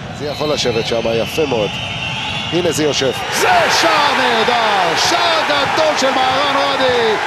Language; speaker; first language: Hebrew; native; Hebrew